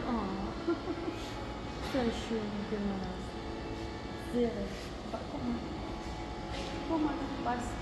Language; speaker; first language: German; non-native, learner; Hiligaynon